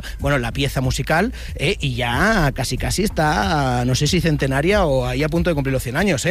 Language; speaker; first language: Spanish; native; Spanish